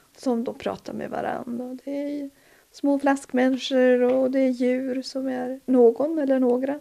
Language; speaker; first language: Swedish; native; Swedish